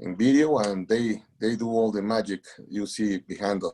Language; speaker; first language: English; non-native, learner; Spanish